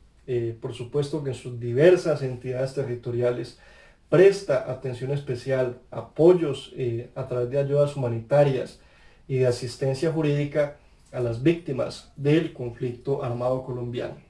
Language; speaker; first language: Spanish; native; Spanish